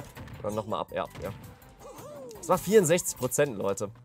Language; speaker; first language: German; native; German